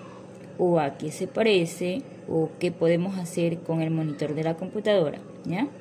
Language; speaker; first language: Spanish; native; Spanish